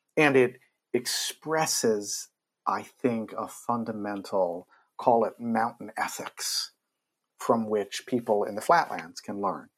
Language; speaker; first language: English; native; English